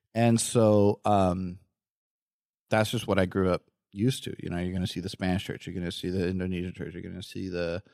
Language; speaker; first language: English; native; English